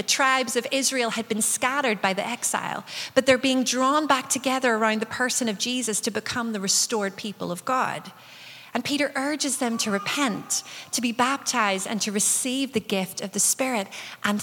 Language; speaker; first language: English; native; English